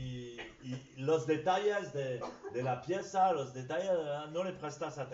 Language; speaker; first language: Spanish; non-native, fluent; French